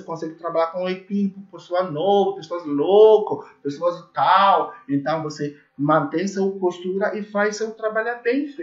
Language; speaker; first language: Portuguese; non-native, learner; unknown